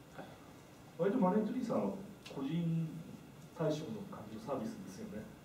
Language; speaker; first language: Japanese; native; Japanese